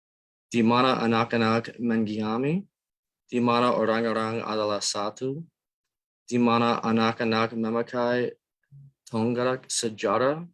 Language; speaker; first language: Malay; non-native, learner; English